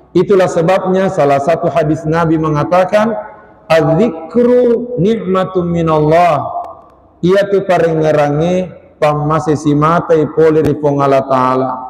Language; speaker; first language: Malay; non-native, local second language; Buginese